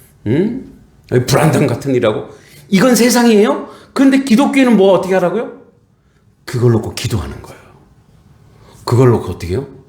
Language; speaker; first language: Korean; native; Korean